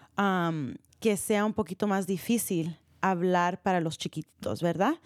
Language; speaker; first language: Spanish; early bilingual, heritage; Spanish